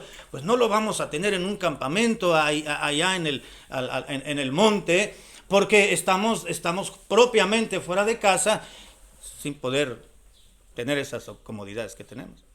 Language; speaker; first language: Spanish; native; Spanish